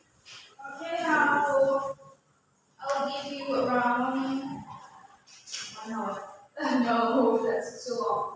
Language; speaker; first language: English; non-native, fluent; Indonesian